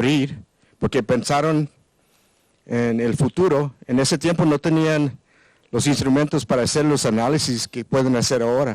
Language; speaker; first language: Spanish; non-native, learner; English